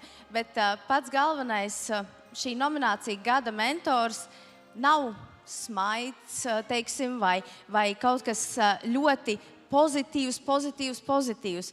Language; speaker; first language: Latvian; native; Latvian